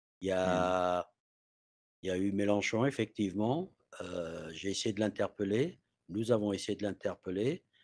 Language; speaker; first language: French; non-native, fluent; English